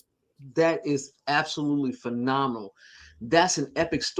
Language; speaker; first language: English; native; English